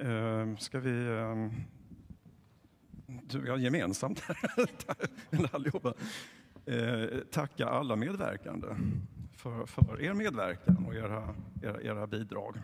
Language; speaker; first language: Swedish; native; Swedish